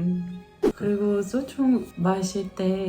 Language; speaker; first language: Korean; non-native, learner; Dutch